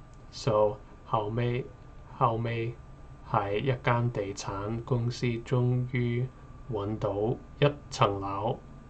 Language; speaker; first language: Cantonese; non-native, learner; English